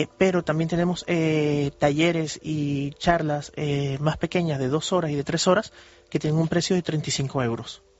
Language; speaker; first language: Spanish; early bilingual, heritage; Spanish